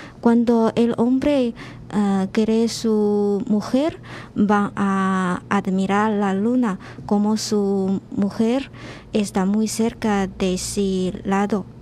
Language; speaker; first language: Spanish; non-native, learner; Chinese